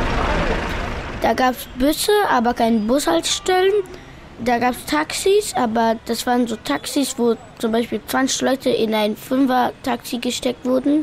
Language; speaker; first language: German; early bilingual, other home language; Pashto